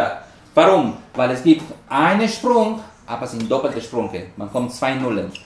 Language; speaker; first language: German; non-native, learner; Spanish